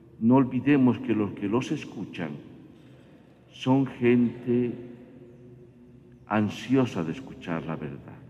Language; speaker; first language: Spanish; native; Spanish